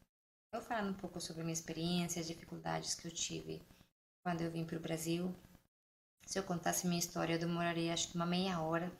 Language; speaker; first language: Portuguese; non-native, fluent; Spanish